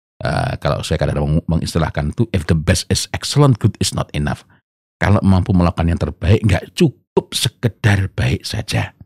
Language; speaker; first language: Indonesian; non-native, local second language; Javanese